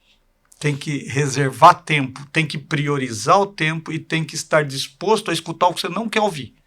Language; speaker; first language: Portuguese; native; Portuguese